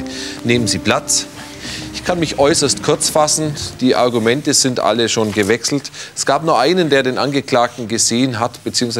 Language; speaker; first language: German; native; German